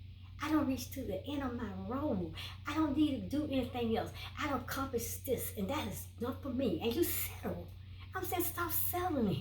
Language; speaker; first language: English; native; English